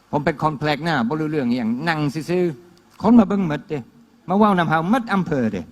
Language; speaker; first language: Thai; non-native, fluent; English